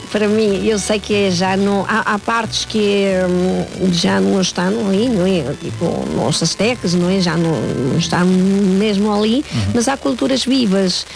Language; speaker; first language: Portuguese; non-native, fluent; Spanish